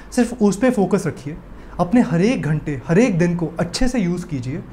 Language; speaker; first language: Hindi; native; Hindi